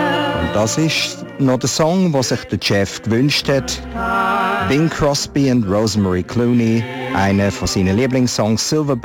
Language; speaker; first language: German; native; German